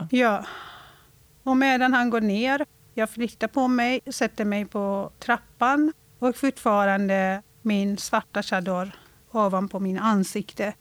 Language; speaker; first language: Swedish; non-native, fluent; Persian